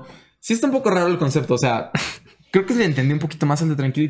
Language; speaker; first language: Spanish; native; Spanish